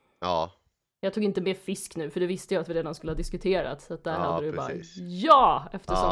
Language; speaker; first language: Swedish; native; Swedish